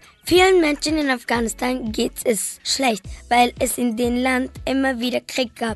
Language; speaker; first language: German; early bilingual, other home language; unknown